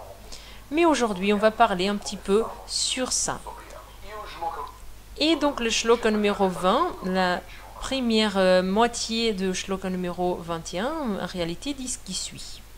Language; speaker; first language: French; non-native, fluent; Portuguese